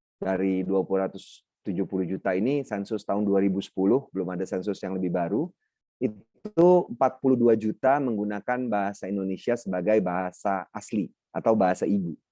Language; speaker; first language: Indonesian; non-native, local second language; Minangkabau